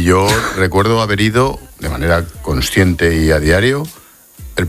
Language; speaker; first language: Spanish; native; Spanish